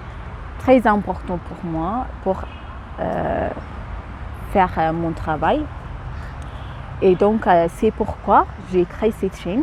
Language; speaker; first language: French; non-native, fluent; Amharic